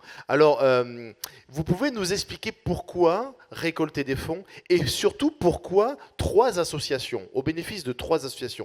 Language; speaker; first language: French; native; French